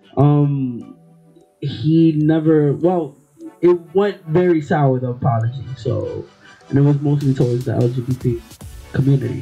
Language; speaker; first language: English; early bilingual, other home language; Spanish